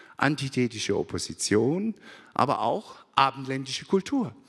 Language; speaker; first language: German; native; German